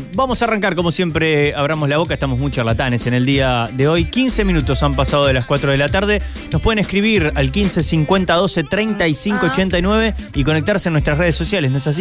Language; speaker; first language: Spanish; native; Spanish